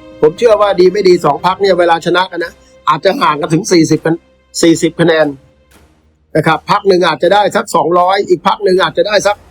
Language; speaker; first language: Thai; native; Thai